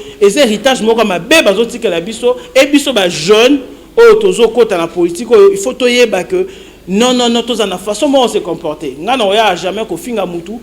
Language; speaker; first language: Lingala; non-native, local second language; Kongo